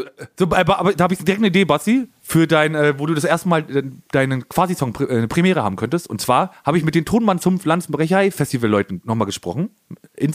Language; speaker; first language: German; native; German